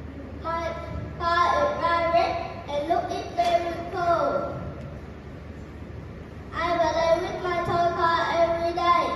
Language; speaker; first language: English; non-native, learner; Vietnamese